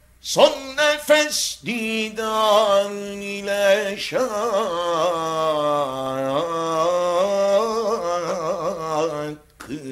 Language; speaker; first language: Turkish; native; Turkish